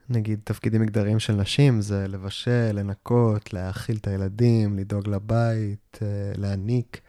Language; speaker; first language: Hebrew; native; Hebrew